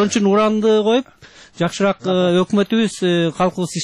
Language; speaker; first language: Kyrgyz; native; Kyrgyz